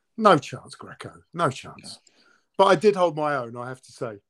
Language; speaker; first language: English; early bilingual, other home language; Italian